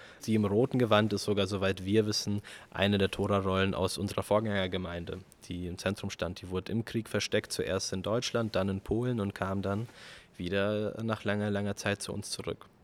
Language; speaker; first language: German; early bilingual, other home language; Russian